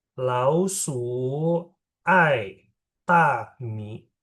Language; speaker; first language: Chinese; non-native, fluent; Indonesian